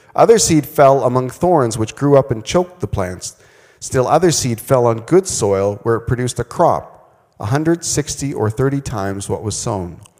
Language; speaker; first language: English; native; English